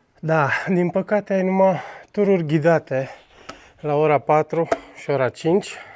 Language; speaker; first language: Romanian; native; Romanian